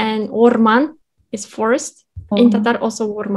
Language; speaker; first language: English; non-native, fluent; Kazakh